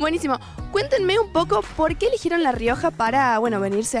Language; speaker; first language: Spanish; native; Spanish